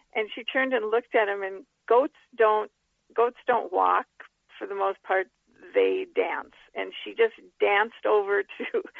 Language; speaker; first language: English; native; English